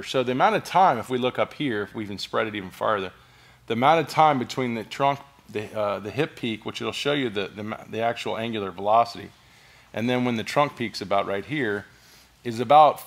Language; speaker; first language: English; native; English